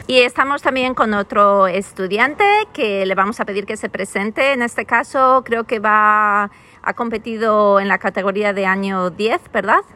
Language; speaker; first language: Spanish; native; Spanish